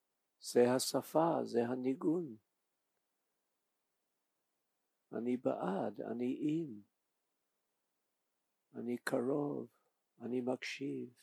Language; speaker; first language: Hebrew; non-native, fluent; English